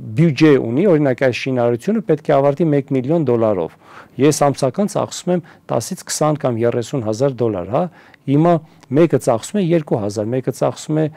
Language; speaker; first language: Armenian; early bilingual, heritage; Armenian